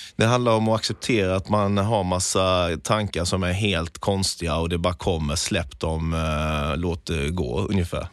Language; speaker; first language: Swedish; native; Swedish